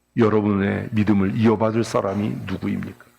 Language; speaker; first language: Korean; native; Korean